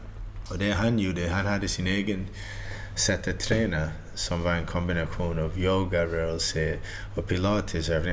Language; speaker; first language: Swedish; early bilingual, heritage; Swedish